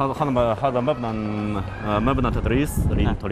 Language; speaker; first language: Arabic; non-native, learner; Chinese